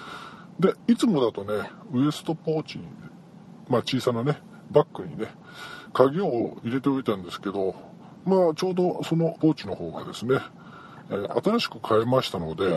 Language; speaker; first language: Japanese; native; Japanese